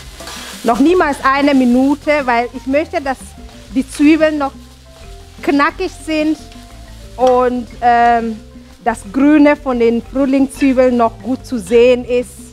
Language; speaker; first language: German; non-native, fluent; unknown